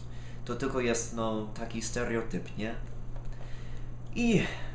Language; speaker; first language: Polish; non-native, fluent; English